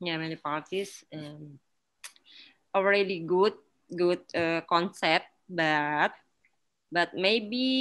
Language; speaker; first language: English; non-native, learner; Indonesian